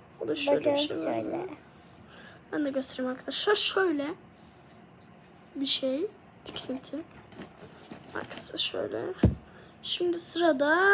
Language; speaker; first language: Turkish; native; Turkish